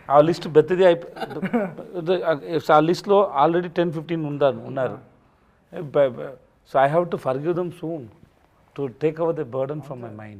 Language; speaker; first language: Telugu; non-native, learner; Tamil